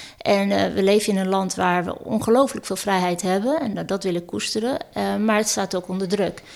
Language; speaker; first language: Dutch; early bilingual, other home language; Turkish